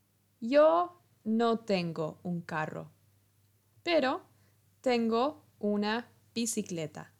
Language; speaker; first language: Spanish; non-native, fluent; English